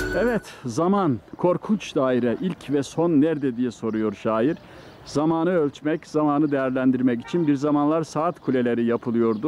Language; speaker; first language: Turkish; native; Turkish